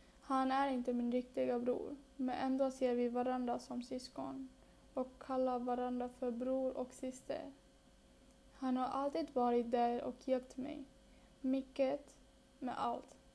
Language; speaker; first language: Swedish; early bilingual, other home language; Bangla